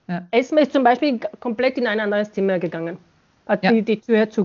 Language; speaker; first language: German; non-native, fluent; Bosnian